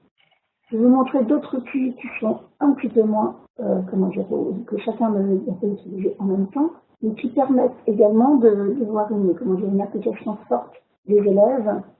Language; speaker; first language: French; native; French